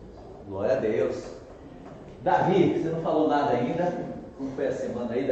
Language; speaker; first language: Portuguese; native; Portuguese